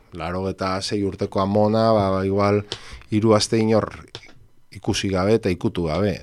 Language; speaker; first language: Basque; non-native, local second language; Spanish